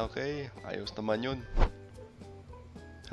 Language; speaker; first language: Filipino; non-native, fluent; English